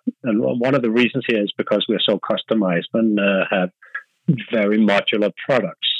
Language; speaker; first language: English; non-native, fluent; Danish